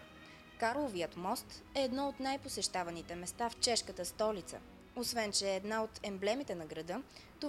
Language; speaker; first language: Bulgarian; native; Bulgarian